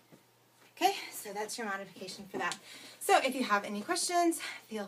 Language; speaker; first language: English; native; English